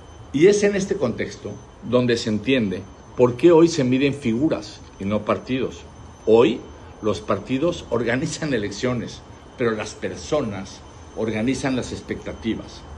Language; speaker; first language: Spanish; native; Spanish